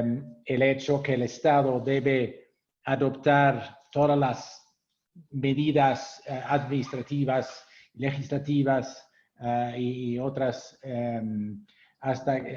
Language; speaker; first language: Spanish; non-native, fluent; English